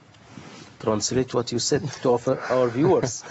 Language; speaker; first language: English; non-native, fluent; Arabic